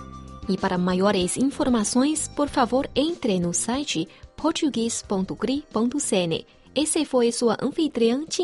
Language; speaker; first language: Portuguese; non-native, fluent; Chinese